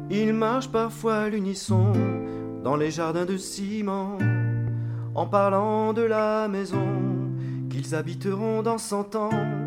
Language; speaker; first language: French; native; French